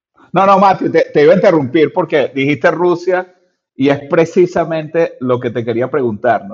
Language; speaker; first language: Spanish; native; Spanish